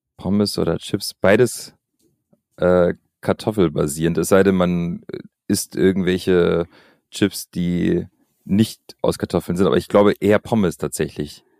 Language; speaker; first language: German; early bilingual, other home language; Albanian